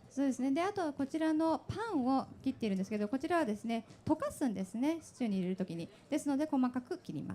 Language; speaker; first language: Japanese; native; Japanese